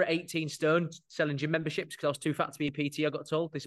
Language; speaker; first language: English; native; English